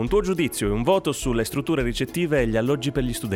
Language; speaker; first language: Italian; native; Italian